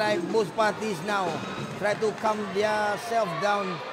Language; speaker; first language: English; non-native, local second language; Malay